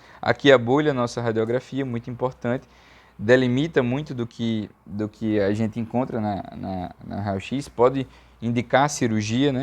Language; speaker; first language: Portuguese; native; Portuguese